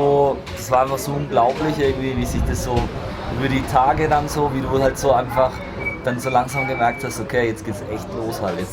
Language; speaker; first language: German; native; German